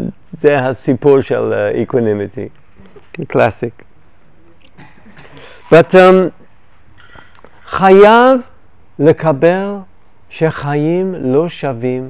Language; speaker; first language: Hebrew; non-native, fluent; English